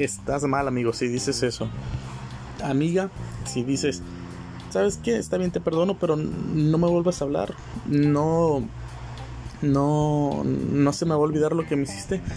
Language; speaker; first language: Spanish; native; Spanish